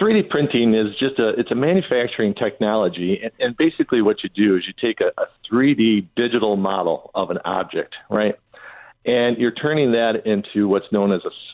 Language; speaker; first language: English; native; English